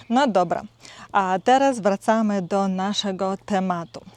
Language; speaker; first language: Polish; non-native, learner; Russian